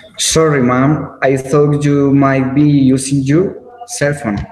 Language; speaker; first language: English; non-native, learner; Spanish